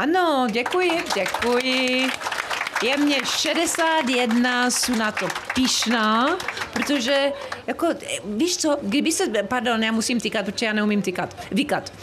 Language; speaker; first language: Czech; early bilingual, heritage; Czech